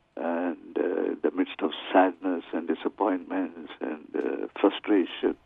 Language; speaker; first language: English; non-native, local second language; Tamil